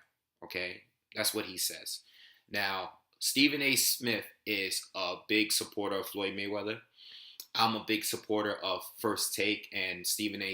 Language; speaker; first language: English; native; English